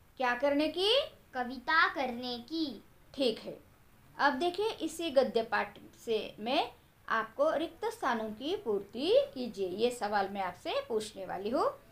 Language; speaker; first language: Hindi; non-native, local second language; Marathi